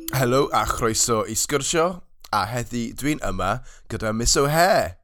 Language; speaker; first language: Welsh; non-native, local second language; English